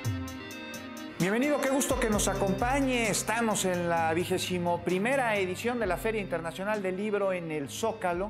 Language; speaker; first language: Spanish; native; Spanish